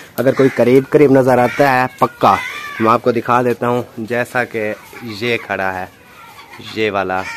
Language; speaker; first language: Urdu; non-native, local second language; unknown